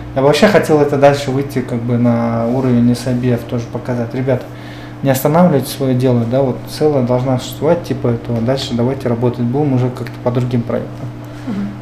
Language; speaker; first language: Russian; non-native, local second language; Kyrgyz